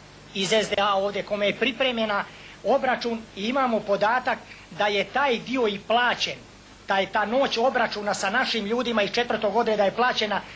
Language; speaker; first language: Bosnian; native; Bosnian